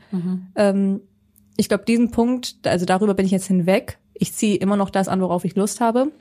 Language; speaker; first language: German; early bilingual, other home language; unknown